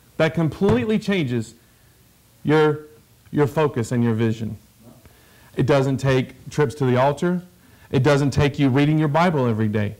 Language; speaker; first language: English; native; English